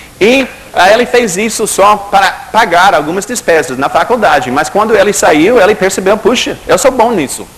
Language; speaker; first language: Portuguese; non-native, fluent; English